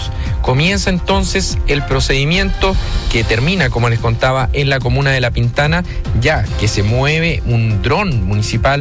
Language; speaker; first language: Spanish; native; Spanish